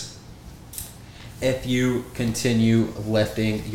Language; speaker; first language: English; native; English